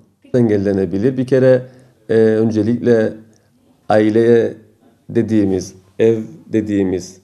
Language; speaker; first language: Turkish; native; Turkish